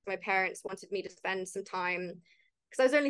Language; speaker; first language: English; native; English